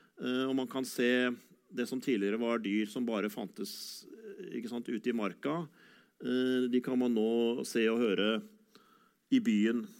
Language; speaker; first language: Norwegian; native; Norwegian